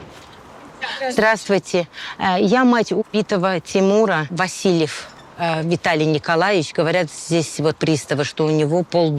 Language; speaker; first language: Russian; native; Russian